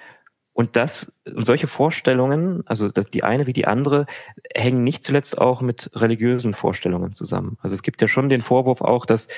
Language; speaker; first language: German; native; German